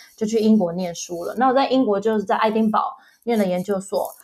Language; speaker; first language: Chinese; early bilingual, other home language; English